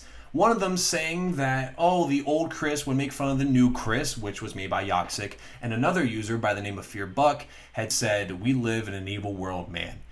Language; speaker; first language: English; native; English